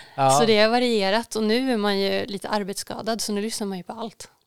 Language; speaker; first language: Swedish; native; Swedish